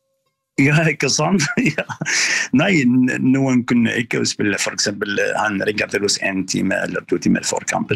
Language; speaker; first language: Norwegian; non-native, learner; Arabic